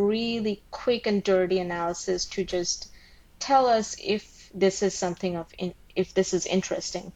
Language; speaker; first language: English; non-native, local second language; Bangla